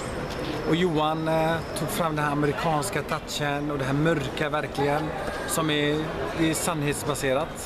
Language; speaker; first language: Swedish; early bilingual, other home language; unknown